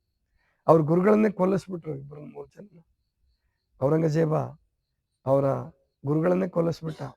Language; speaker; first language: Kannada; native; Kannada